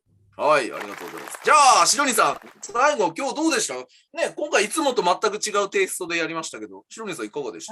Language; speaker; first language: Japanese; native; Japanese